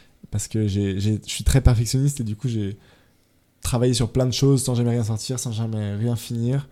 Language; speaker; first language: French; native; French